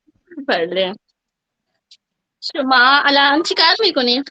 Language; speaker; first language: Persian; non-native, learner; Urdu